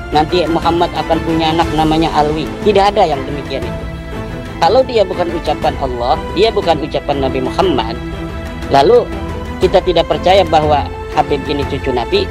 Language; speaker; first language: Indonesian; native; Indonesian